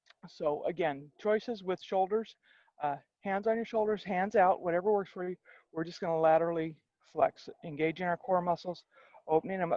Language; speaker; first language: English; native; English